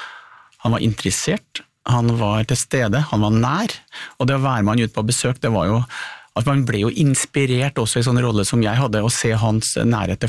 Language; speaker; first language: Norwegian; native; Norwegian